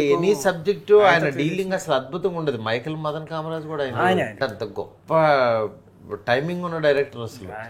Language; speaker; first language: Telugu; native; Telugu